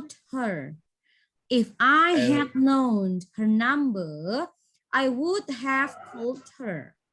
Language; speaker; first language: English; non-native, fluent; Indonesian